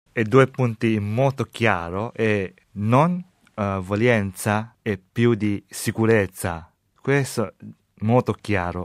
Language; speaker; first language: Italian; non-native, learner; Chinese